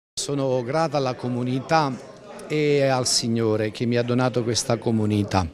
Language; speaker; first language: Italian; native; Italian